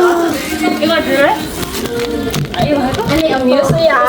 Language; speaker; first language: Korean; non-native, learner; Filipino